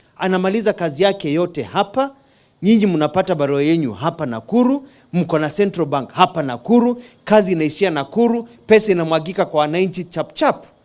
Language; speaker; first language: Swahili; non-native, local second language; Kamba